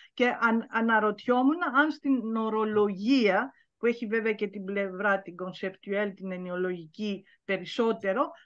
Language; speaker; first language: Greek; native; Greek